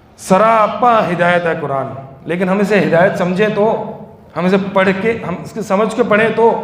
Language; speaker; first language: Urdu; native; Urdu